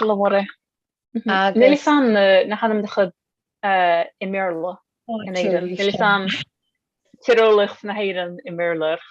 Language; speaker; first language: Irish; non-native, learner; English